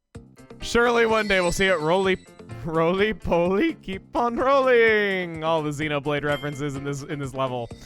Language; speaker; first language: English; native; English